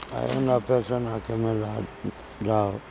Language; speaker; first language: Spanish; non-native, learner; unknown